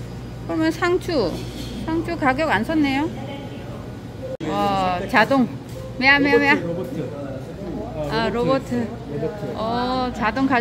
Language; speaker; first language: Korean; non-native, learner; Vietnamese